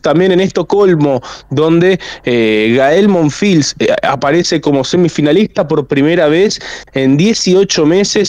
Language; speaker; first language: Spanish; native; Spanish